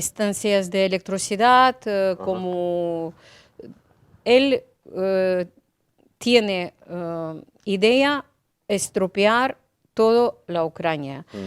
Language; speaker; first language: Spanish; non-native, learner; Ukrainian